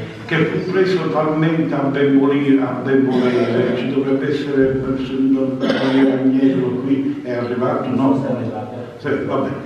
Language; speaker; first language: Italian; native; Italian